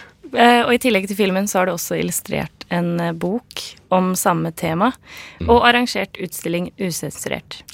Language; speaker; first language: Norwegian; native; Norwegian